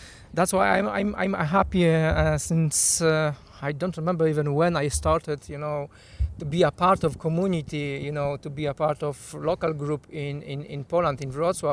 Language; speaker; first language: English; non-native, fluent; Polish